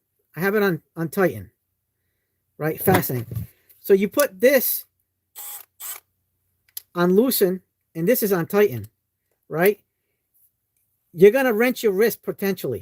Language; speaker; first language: English; native; English